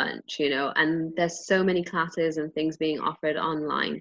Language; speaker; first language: English; native; English